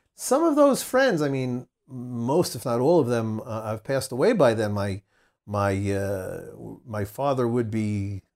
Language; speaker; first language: English; native; English